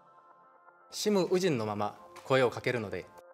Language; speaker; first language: Japanese; non-native, fluent; Korean